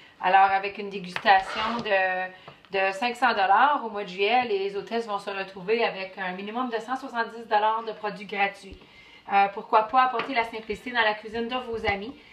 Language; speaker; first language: French; native; French